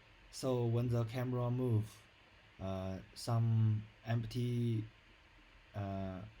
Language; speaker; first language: English; non-native, learner; Chinese